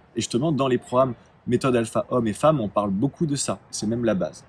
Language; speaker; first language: French; native; French